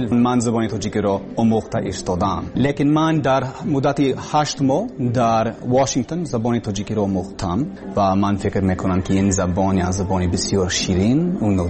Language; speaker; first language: Persian; non-native, learner; English